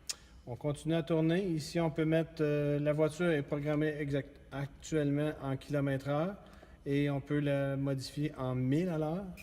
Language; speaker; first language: French; native; French